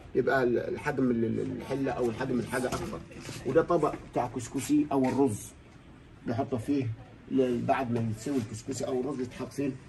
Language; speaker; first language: Egyptian Arabic; non-native, local second language; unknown